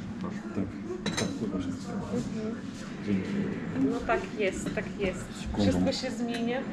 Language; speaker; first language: Polish; early bilingual, heritage; Russian